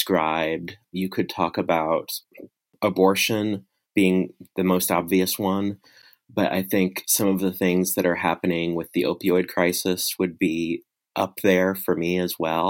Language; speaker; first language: English; native; English